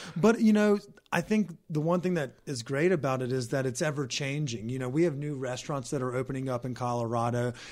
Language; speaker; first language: English; native; English